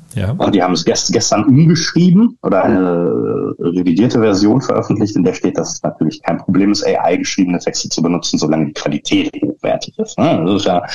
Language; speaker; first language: German; native; German